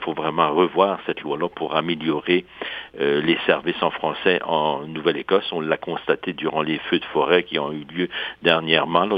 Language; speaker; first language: French; native; French